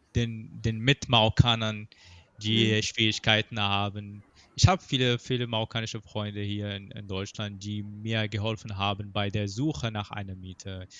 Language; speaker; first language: German; non-native, fluent; Arabic